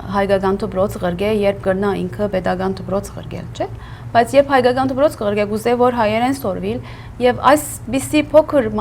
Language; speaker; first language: Armenian; early bilingual, heritage; Armenian